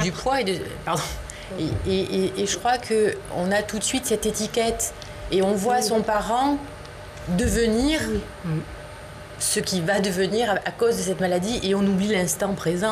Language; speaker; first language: French; native; French